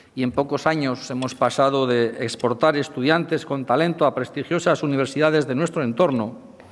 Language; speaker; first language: Spanish; native; Spanish